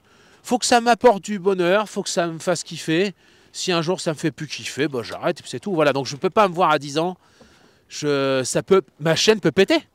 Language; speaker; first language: French; native; French